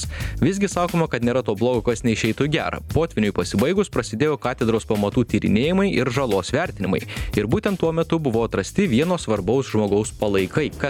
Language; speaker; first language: Lithuanian; native; Lithuanian